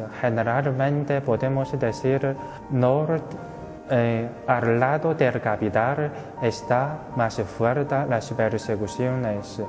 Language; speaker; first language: Spanish; non-native, fluent; Chinese